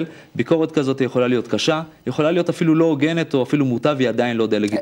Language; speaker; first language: Hebrew; native; Hebrew